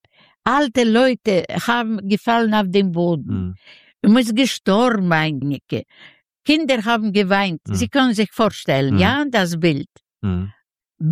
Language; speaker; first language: German; non-native, learner; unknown